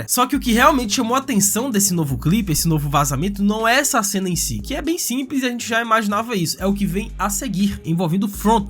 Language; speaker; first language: Portuguese; native; Portuguese